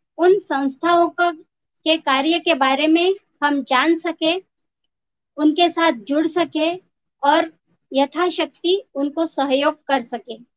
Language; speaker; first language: Hindi; non-native, local second language; Marathi